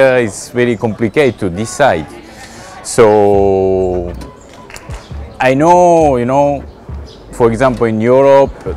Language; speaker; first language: English; non-native, learner; Japanese